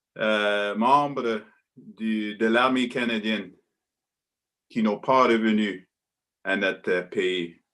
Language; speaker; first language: French; non-native, local second language; English